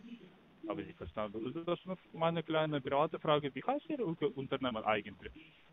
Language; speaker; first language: German; non-native, learner; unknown